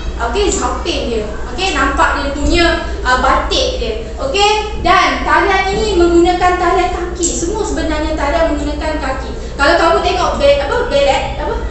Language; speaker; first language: Malay; native; Malay